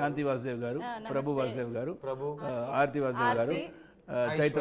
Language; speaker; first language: Telugu; non-native, local second language; Tamil